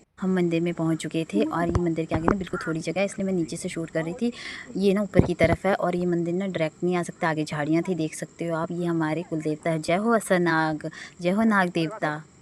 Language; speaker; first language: Hindi; non-native, local second language; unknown